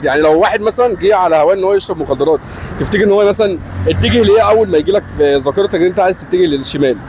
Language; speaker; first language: Arabic; native; Arabic